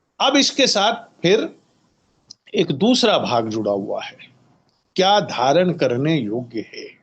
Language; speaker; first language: Hindi; native; Hindi